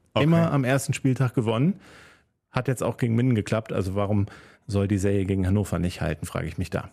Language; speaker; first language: German; native; German